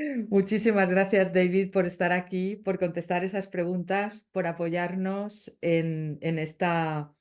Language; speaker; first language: Spanish; native; Spanish